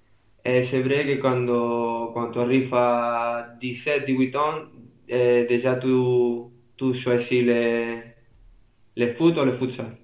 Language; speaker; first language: French; non-native, fluent; Spanish